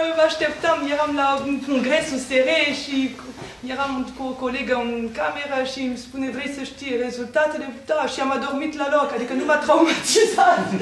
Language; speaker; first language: Romanian; non-native, fluent; French